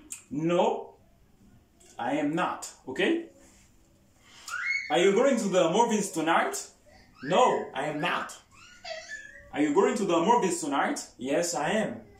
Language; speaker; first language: English; non-native, fluent; Haitian Creole